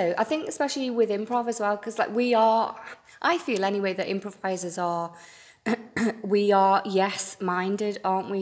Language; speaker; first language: English; native; English